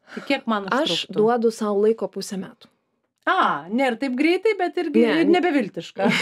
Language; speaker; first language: Lithuanian; native; Lithuanian